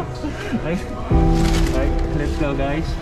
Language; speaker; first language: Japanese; non-native, learner; Filipino